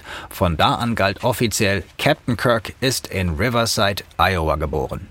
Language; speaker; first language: German; native; German